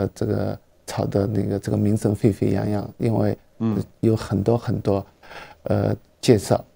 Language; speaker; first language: Chinese; native; Chinese